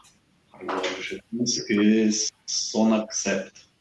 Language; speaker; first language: French; non-native, learner; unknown